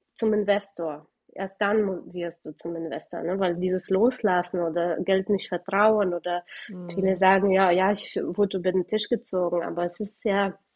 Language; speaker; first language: German; early bilingual, other home language; Russian